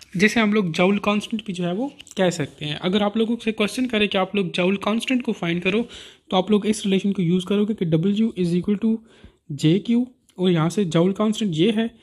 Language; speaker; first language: Urdu; non-native, local second language; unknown